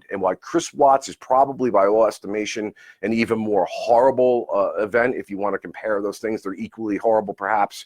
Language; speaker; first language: English; native; English